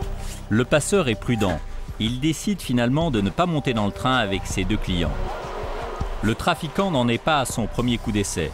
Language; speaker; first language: French; native; French